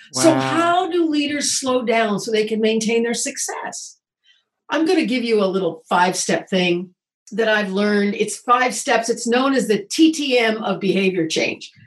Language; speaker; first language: English; native; English